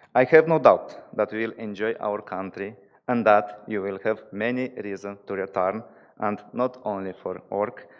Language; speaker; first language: English; non-native, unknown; Romanian